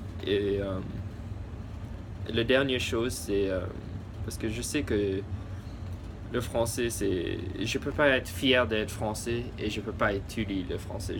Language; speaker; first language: French; early bilingual, heritage; English